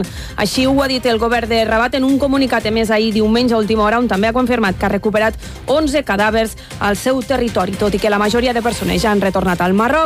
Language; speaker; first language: Catalan; native; Catalan